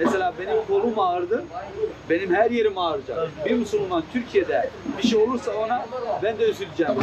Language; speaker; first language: Turkish; early bilingual, other home language; Kurdish